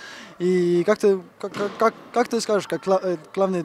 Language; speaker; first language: Russian; non-native, learner; Estonian